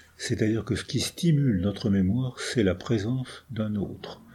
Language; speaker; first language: French; native; French